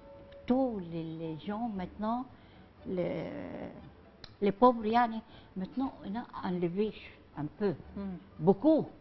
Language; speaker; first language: French; non-native, learner; Arabic